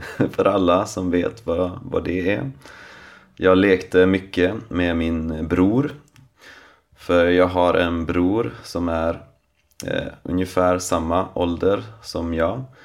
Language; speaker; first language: Swedish; native; Swedish